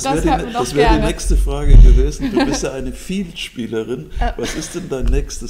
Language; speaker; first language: German; native; German